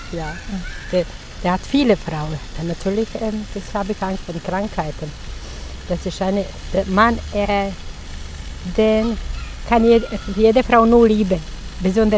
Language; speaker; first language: German; non-native, learner; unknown